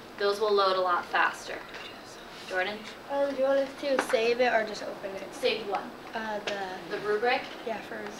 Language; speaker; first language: English; native; English